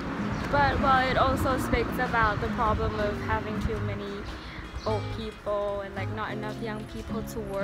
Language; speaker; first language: English; non-native, fluent; Vietnamese